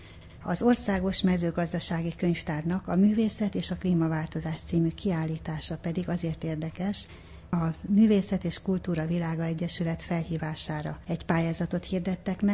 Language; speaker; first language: Hungarian; native; Hungarian